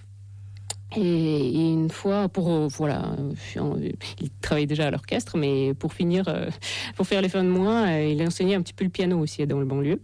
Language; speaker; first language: French; non-native, fluent; Russian